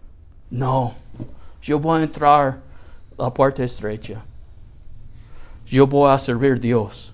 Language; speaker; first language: Spanish; non-native, learner; English